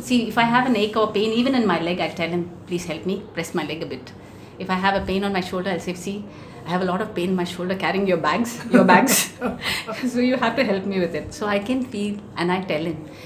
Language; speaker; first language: English; non-native, local second language; Tamil